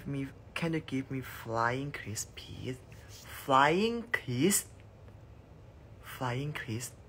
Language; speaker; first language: English; non-native, learner; Thai